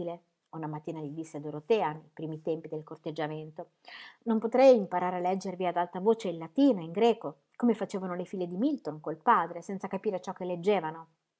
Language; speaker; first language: Italian; native; Italian